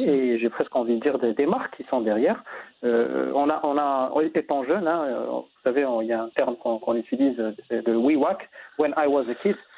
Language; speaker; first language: French; non-native, local second language; Arabic